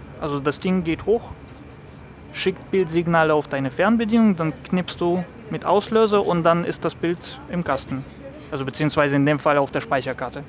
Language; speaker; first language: German; non-native, fluent; Russian